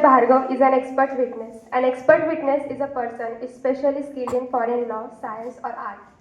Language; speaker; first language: English; non-native, local second language; Marathi